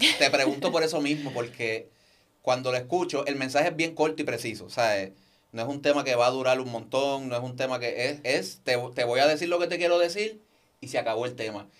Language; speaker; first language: Spanish; native; Spanish